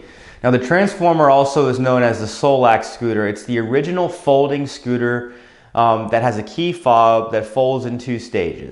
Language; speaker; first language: English; native; English